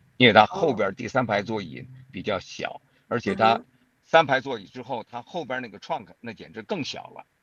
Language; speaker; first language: Chinese; native; Chinese